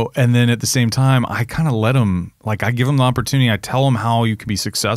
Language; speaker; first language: English; native; English